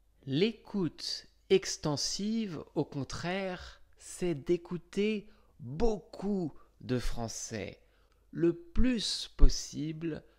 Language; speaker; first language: French; non-native, fluent; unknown